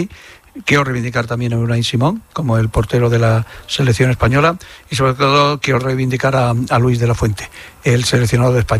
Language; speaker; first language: Spanish; native; Spanish